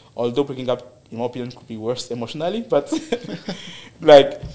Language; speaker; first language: English; non-native, fluent; French